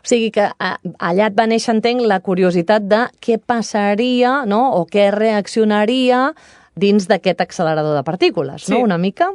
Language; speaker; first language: Catalan; native; Catalan